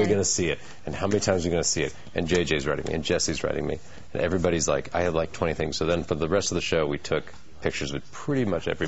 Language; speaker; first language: English; native; English